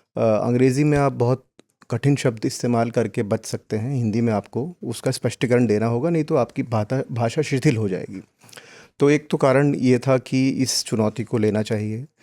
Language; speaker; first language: Hindi; native; Hindi